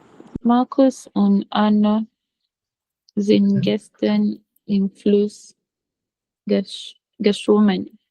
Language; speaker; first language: German; non-native, learner; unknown